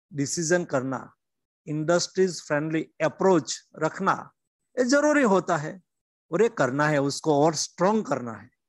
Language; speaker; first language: Hindi; non-native, local second language; Gujarati